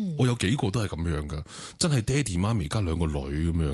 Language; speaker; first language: Cantonese; native; Cantonese